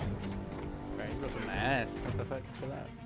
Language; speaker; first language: English; native; English